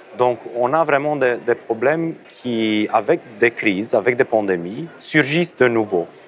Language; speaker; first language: French; non-native, fluent; Romanian